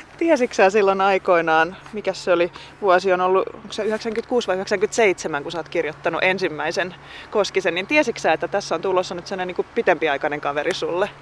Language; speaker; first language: Finnish; native; Finnish